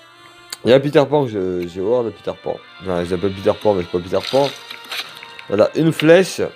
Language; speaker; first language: French; native; French